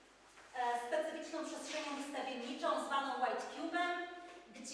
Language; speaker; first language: Polish; native; Polish